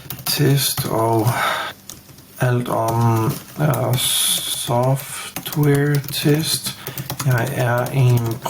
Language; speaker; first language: Danish; non-native, fluent; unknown